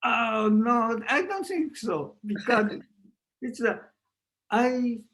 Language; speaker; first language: English; non-native, learner; Japanese